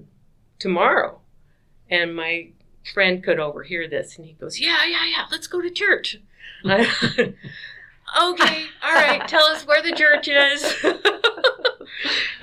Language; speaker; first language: English; native; English